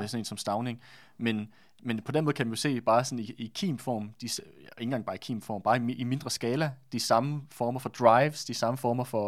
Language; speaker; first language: Danish; native; Danish